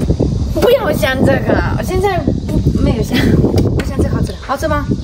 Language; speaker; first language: Chinese; non-native, learner; Ukrainian